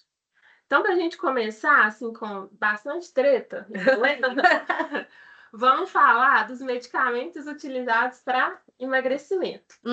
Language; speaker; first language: Portuguese; native; Portuguese